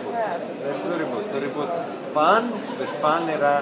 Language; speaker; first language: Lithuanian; non-native, learner; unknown